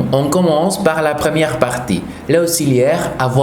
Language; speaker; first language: French; non-native, fluent; Spanish